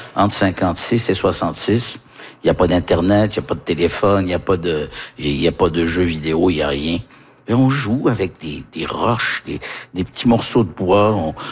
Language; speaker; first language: French; early bilingual, heritage; French